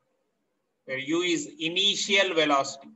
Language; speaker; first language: English; non-native, local second language; Telugu